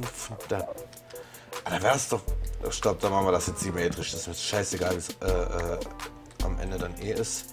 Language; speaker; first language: German; native; German